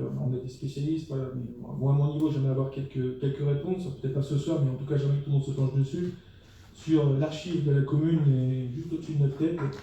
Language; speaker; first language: French; native; French